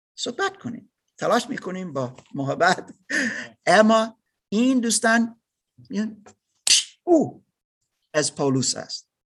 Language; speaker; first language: Persian; non-native, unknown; English